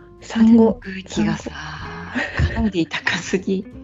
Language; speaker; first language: Japanese; native; Japanese